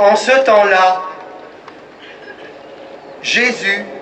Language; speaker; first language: French; native; French